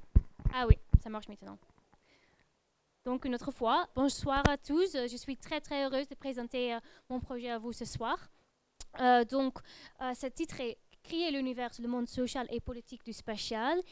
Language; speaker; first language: French; non-native, fluent; Dutch